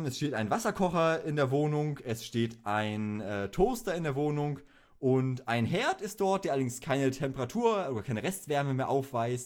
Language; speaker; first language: German; native; German